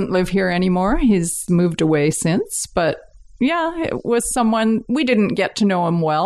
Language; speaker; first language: English; native; English